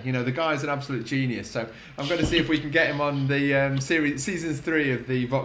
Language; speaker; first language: English; native; English